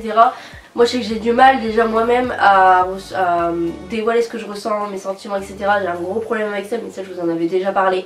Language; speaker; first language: French; native; French